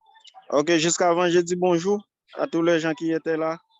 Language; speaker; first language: French; non-native, local second language; Haitian Creole